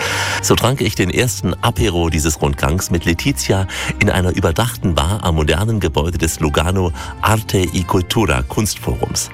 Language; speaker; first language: German; native; German